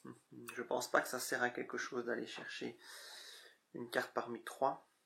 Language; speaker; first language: French; native; French